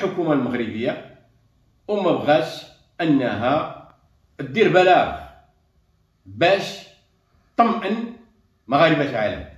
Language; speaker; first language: Arabic; native; Arabic